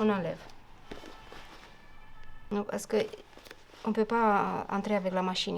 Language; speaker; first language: French; non-native, learner; Romanian